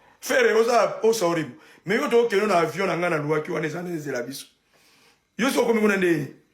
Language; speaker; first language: Lingala; native; Lingala